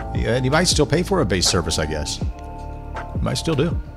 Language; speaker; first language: English; native; English